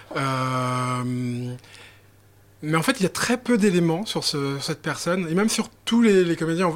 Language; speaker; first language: French; native; French